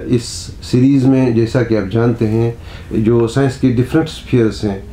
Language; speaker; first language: Urdu; non-native, local second language; Kashmiri